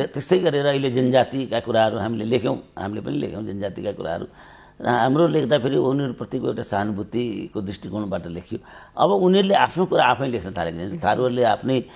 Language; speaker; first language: Nepali; native; Nepali